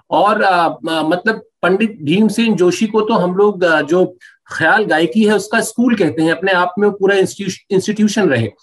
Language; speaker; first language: Hindi; native; Hindi